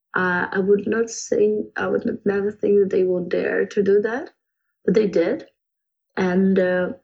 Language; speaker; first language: English; non-native, fluent; Ukrainian